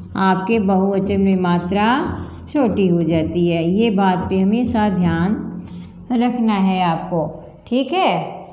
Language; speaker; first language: Hindi; native; Hindi